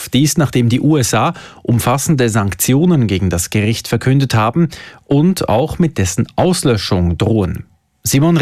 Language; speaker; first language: German; native; German